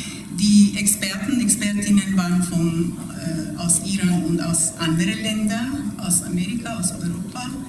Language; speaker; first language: German; non-native, fluent; Persian